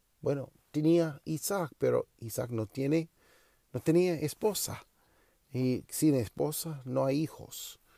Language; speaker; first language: Spanish; non-native, learner; English